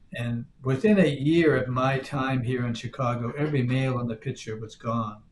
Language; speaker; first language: English; native; English